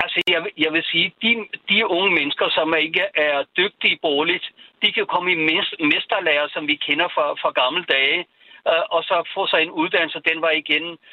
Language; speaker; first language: Danish; non-native, fluent; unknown